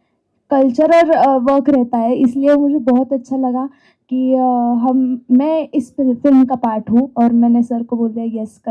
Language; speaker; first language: Hindi; non-native, local second language; Marathi